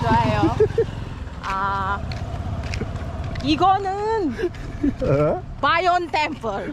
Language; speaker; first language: Korean; non-native, learner; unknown